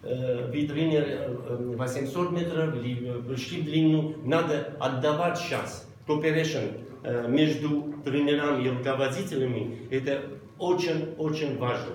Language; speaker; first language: Russian; non-native, local second language; Armenian